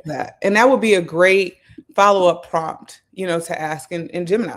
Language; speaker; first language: English; native; English